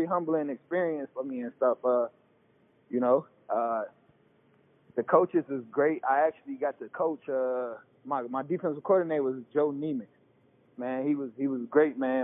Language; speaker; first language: English; native; English